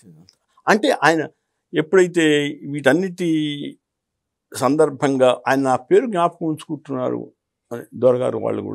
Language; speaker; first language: Telugu; native; Telugu